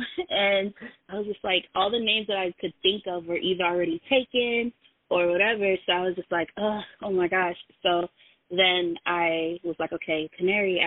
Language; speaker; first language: English; native; English